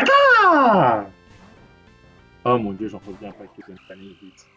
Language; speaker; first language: French; native; French